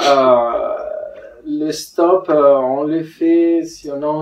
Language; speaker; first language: French; non-native, fluent; Spanish